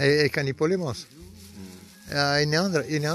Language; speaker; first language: Greek; non-native, learner; French